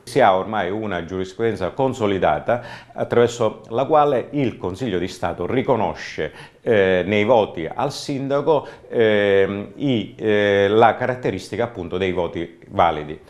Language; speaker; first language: Italian; native; Italian